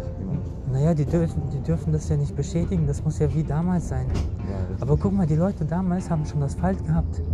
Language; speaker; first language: German; non-native, fluent; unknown